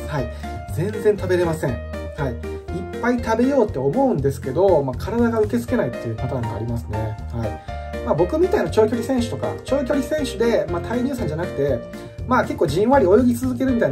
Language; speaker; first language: Japanese; native; Japanese